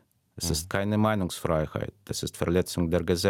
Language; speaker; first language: German; non-native, fluent; Russian